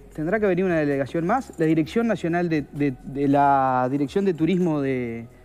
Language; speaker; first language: Spanish; native; Spanish